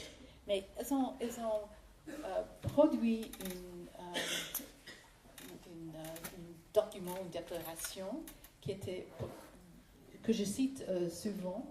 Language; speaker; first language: French; non-native, fluent; English